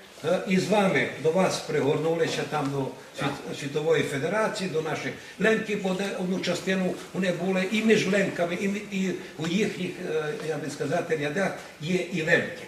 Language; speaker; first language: Ukrainian; early bilingual, heritage; Ukrainian